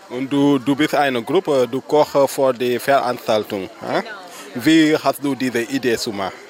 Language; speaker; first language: German; non-native, learner; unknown